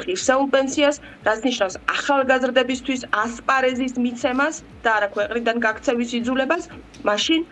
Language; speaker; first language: Georgian; native; Georgian